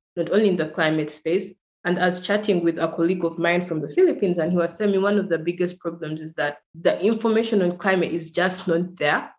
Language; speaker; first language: English; non-native, local second language; Ganda